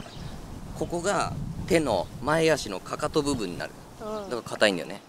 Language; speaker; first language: Japanese; native; Japanese